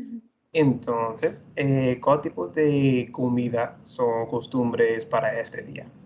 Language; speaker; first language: Spanish; non-native, fluent; English